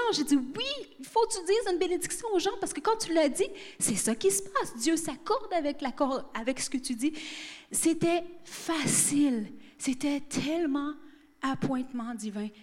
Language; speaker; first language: French; native; French